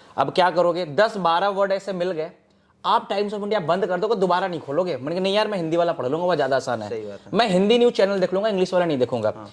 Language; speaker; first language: Hindi; native; Hindi